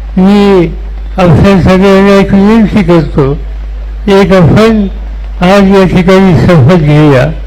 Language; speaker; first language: Marathi; native; Marathi